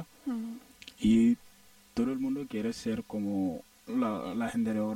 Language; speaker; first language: Spanish; non-native, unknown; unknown